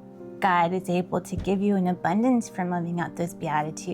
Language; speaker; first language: English; native; English